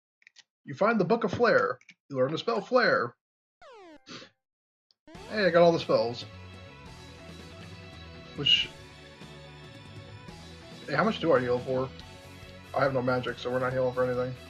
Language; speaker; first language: English; native; English